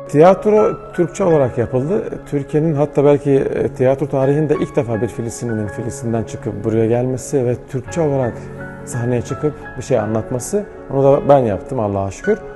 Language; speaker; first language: Turkish; non-native, fluent; Arabic